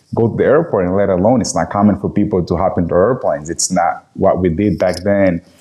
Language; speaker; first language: English; non-native, fluent; Portuguese